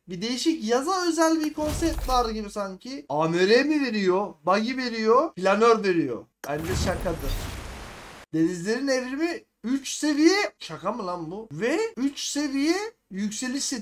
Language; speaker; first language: Turkish; native; Turkish